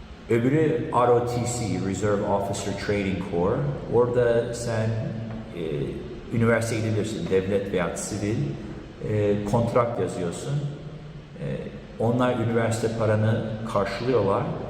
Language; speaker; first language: Turkish; early bilingual, heritage; Turkish